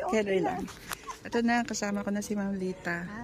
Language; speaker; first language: Filipino; native; Filipino